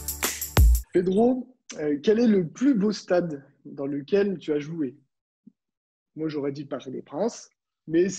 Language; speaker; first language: French; native; French